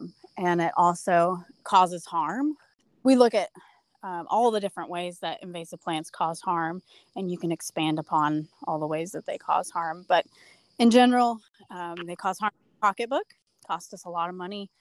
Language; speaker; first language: English; native; English